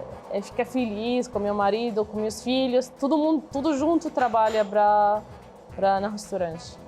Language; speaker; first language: Portuguese; non-native, learner; Arabic